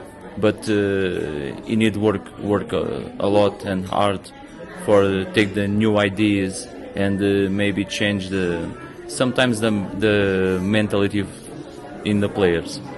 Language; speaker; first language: English; non-native, learner; Portuguese